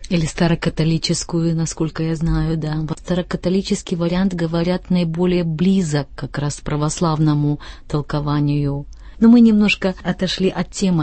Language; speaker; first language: Russian; native; Russian